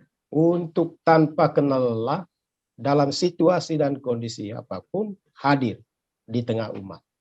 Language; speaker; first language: Indonesian; native; Indonesian